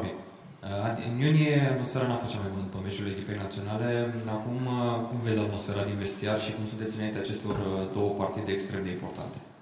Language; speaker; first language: Romanian; native; Romanian